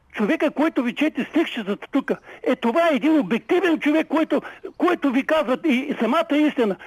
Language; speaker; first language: Bulgarian; native; Bulgarian